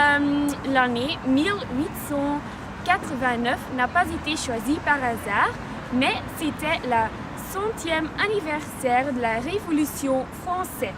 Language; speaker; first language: French; non-native, learner; Dutch